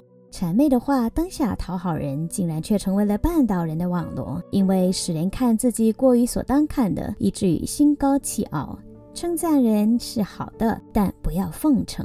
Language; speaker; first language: Chinese; native; Chinese